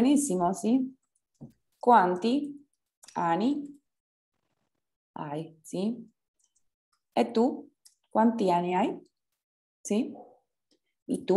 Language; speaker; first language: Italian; non-native, fluent; Spanish